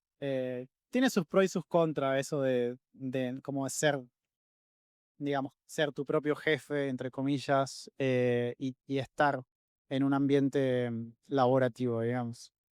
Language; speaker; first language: Spanish; native; Spanish